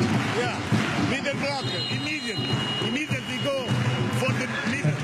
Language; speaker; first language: English; non-native, learner; Italian